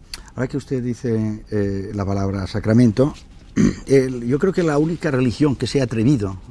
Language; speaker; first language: Spanish; native; Spanish